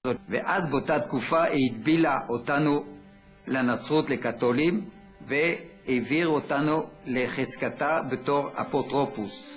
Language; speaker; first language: Hebrew; early bilingual, other home language; French